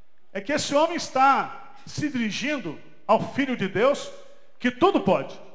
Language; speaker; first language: Portuguese; native; Portuguese